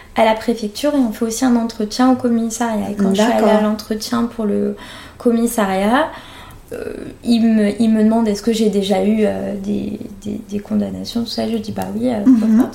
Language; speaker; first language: French; native; French